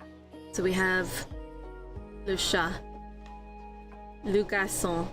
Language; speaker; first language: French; non-native, learner; English